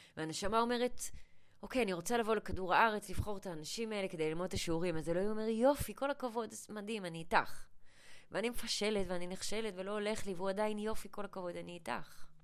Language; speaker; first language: Hebrew; early bilingual, other home language; English